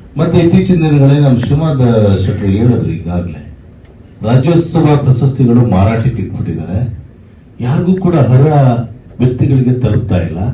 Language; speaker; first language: Kannada; native; Kannada